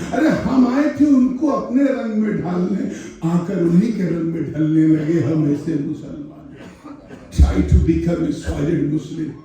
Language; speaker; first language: Urdu; native; Urdu